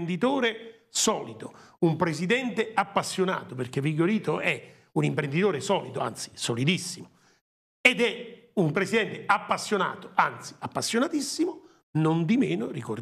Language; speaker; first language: Italian; native; Italian